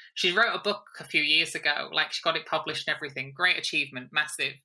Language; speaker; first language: English; native; English